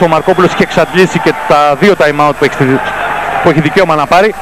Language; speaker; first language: Greek; native; Greek